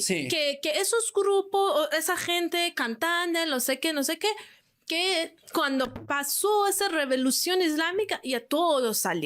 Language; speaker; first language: Spanish; non-native, fluent; Persian